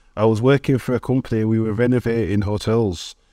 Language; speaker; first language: English; native; English